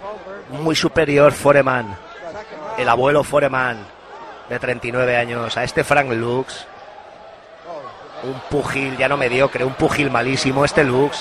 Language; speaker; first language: Spanish; native; Spanish